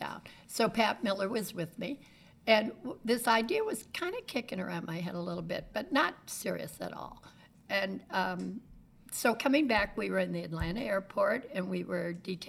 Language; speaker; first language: English; native; English